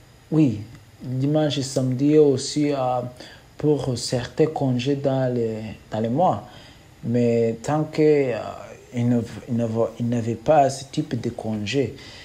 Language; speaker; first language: French; non-native, learner; Kinyarwanda